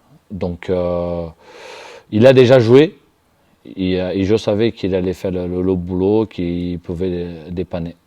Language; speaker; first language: French; non-native, fluent; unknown